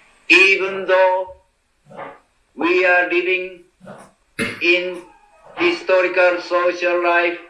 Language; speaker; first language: English; non-native, learner; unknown